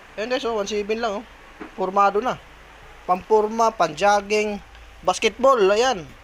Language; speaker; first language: Filipino; non-native, local second language; Cebuano